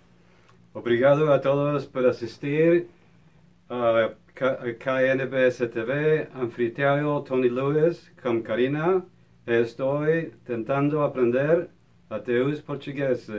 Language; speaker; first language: Portuguese; non-native, learner; English